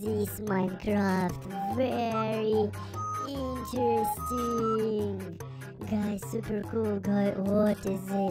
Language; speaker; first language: English; non-native, learner; Russian